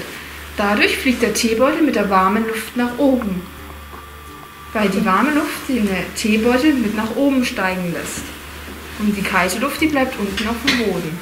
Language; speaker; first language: German; native; German